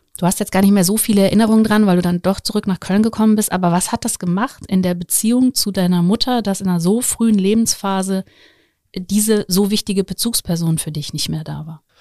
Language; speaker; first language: German; native; German